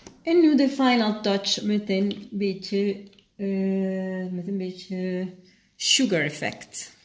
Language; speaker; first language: Dutch; non-native, fluent; Spanish